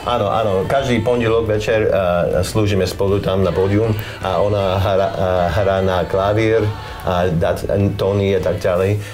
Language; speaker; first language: Slovak; non-native, learner; English